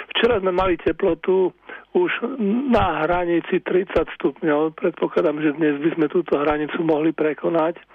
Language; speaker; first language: Slovak; native; Slovak